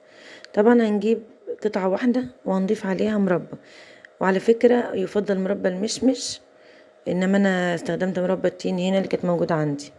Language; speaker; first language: Arabic; native; Arabic